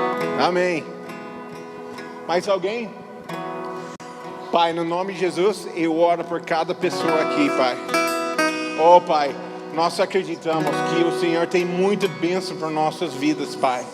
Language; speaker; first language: Portuguese; non-native, fluent; English